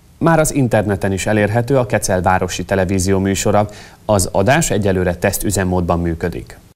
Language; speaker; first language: Hungarian; native; Hungarian